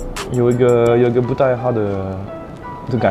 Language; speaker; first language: Chinese; non-native, learner; French